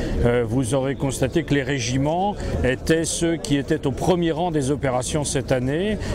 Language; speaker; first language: French; native; French